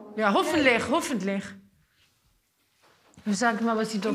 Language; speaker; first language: German; non-native, fluent; Spanish